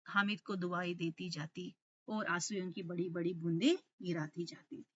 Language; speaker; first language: Hindi; non-native, local second language; Telugu